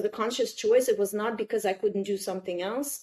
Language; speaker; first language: English; non-native, fluent; Russian